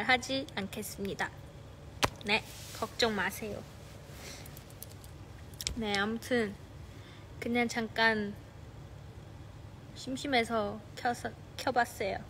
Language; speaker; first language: Korean; non-native, fluent; Chinese